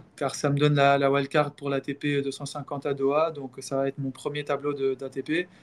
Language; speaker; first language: French; non-native, local second language; Arabic